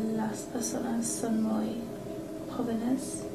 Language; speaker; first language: Spanish; non-native, learner; English